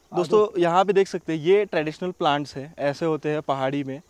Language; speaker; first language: Hindi; non-native, local second language; Marathi